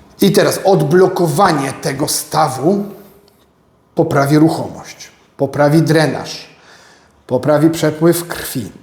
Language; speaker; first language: Polish; native; Polish